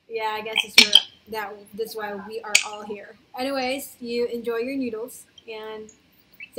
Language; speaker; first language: English; non-native, local second language; Cebuano